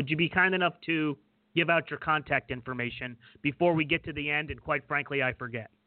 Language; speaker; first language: English; native; English